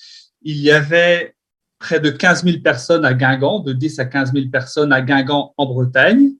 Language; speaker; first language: French; native; French